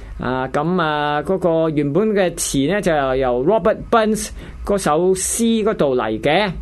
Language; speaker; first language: Chinese; non-native, local second language; Cantonese